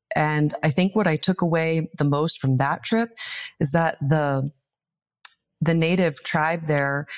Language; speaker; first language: English; native; English